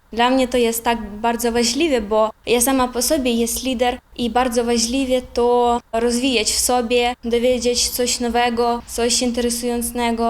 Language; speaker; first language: Polish; non-native, learner; Ukrainian